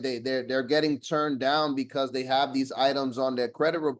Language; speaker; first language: English; native; English